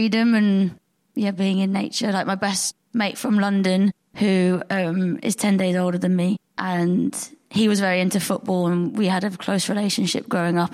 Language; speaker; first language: English; native; English